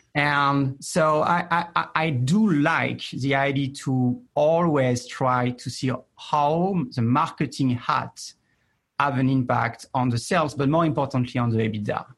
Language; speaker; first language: English; non-native, fluent; French